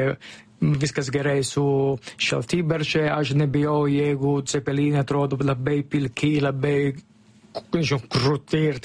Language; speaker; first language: Lithuanian; non-native, learner; Italian